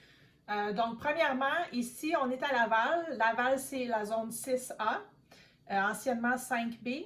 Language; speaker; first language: French; native; French